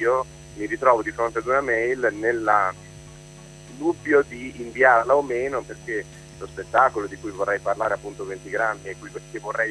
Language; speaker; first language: Italian; native; Italian